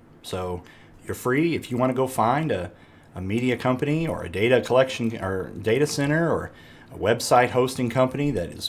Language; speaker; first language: English; native; English